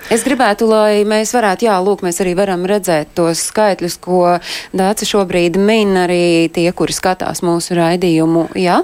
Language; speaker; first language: Latvian; native; Latvian